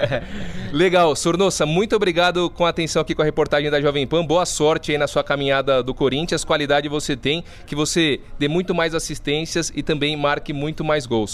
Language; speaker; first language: Portuguese; native; Portuguese